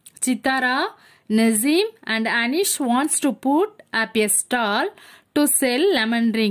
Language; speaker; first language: English; non-native, local second language; Tamil